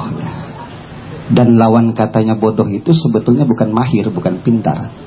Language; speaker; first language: Indonesian; native; Indonesian